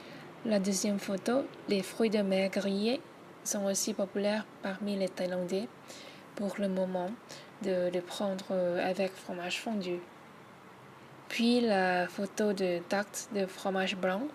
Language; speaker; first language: French; non-native, learner; Thai